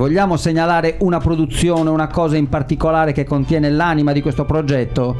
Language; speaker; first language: Italian; native; Italian